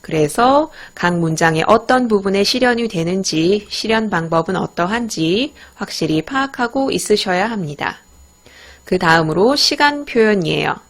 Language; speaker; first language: Korean; native; Korean